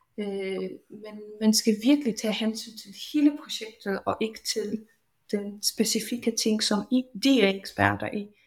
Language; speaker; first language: Danish; non-native, fluent; Polish